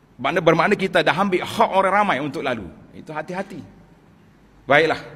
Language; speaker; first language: Malay; native; Malay